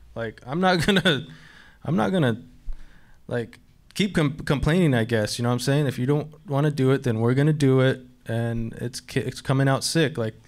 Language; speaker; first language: English; native; English